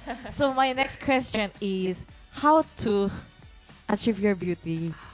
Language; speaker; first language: English; non-native, fluent; Korean